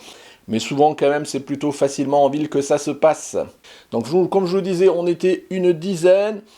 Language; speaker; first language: French; native; French